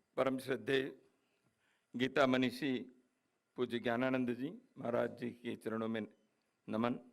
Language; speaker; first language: Hindi; non-native, local second language; Kannada